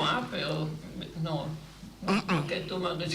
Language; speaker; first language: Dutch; non-native, local second language; Papiamento